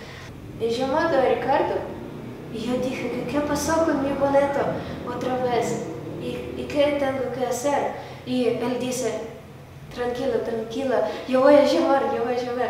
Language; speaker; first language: Spanish; non-native, learner; Ukrainian